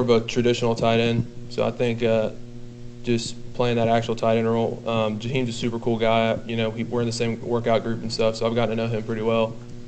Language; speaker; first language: English; native; English